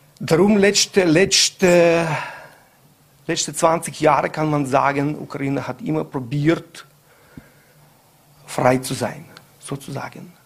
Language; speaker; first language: German; non-native, learner; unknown